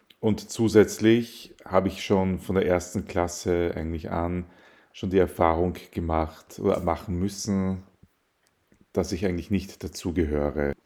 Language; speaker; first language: German; early bilingual, other home language; Arabic